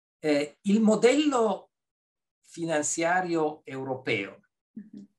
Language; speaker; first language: Italian; native; Italian